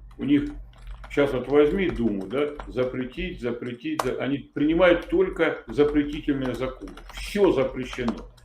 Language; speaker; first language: Russian; native; Russian